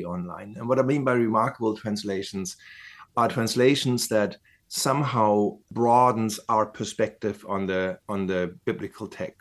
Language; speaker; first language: English; non-native, fluent; German